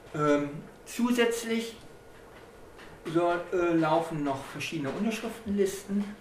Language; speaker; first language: German; native; German